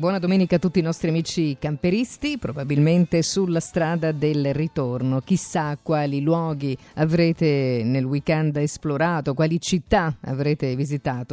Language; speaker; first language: Italian; native; Italian